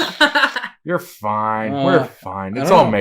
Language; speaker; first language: English; native; English